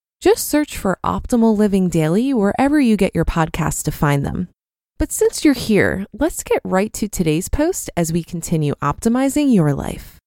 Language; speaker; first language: English; native; English